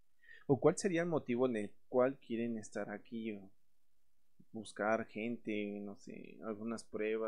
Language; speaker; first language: Spanish; native; Spanish